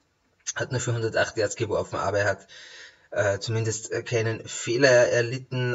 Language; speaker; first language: German; native; German